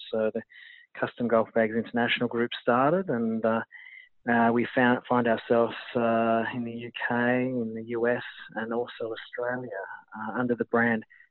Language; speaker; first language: English; native; English